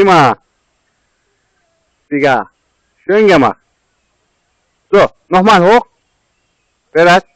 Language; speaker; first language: German; non-native, learner; Turkish